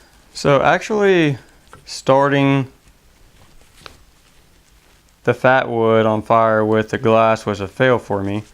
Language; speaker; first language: English; native; English